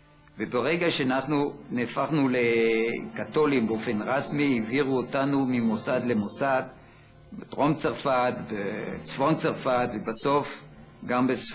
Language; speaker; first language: Hebrew; early bilingual, other home language; French